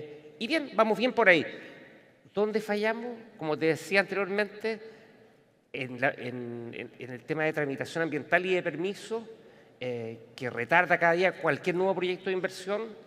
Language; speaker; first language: Spanish; native; Spanish